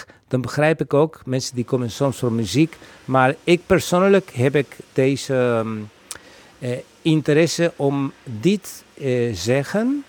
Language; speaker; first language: Dutch; non-native, fluent; Spanish